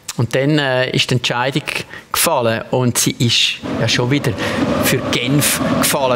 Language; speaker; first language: German; native; German